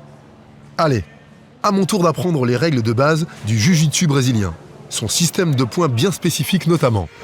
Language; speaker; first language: French; native; French